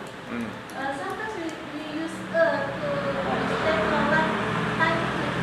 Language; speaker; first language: English; non-native, learner; Indonesian